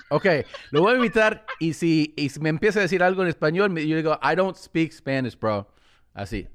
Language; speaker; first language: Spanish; early bilingual, heritage; Spanish